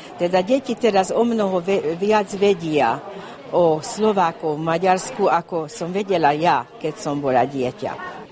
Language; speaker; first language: Slovak; non-native, local second language; Hungarian